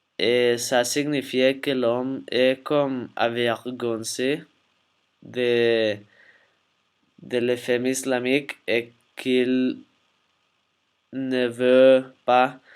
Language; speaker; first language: French; non-native, learner; Spanish